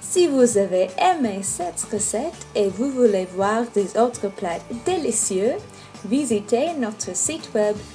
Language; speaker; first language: French; non-native, learner; English